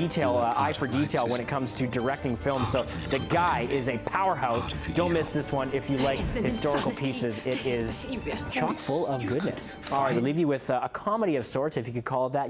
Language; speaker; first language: English; native; English